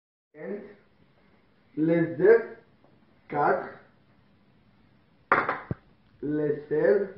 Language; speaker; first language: French; non-native, learner; Greek